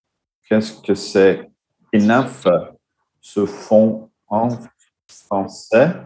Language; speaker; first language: French; non-native, fluent; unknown